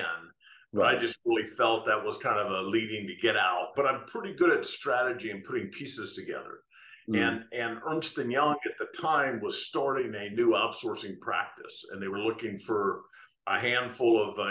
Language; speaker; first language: English; native; English